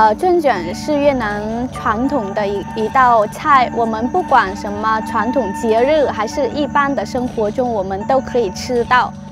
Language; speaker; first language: Chinese; non-native, fluent; Vietnamese